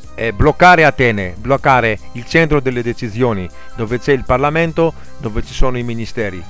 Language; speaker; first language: Italian; non-native, fluent; Greek